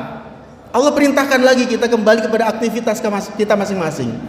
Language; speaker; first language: Indonesian; native; Indonesian